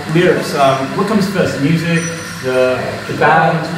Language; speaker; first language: English; native; English